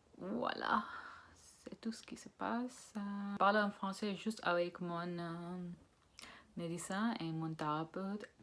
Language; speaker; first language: French; non-native, learner; Punjabi